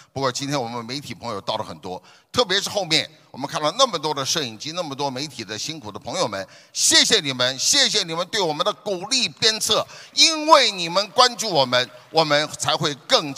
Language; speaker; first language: Chinese; native; Chinese